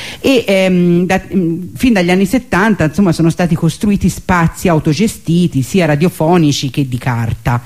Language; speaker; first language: Italian; native; Italian